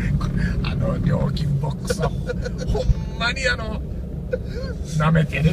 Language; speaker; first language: Japanese; native; Japanese